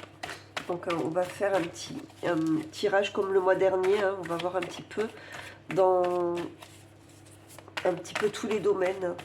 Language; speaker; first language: French; native; French